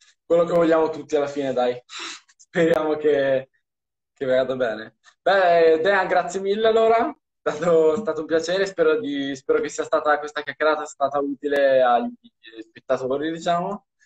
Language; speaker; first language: Italian; native; Italian